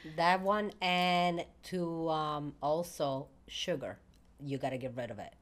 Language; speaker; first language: English; non-native, fluent; Italian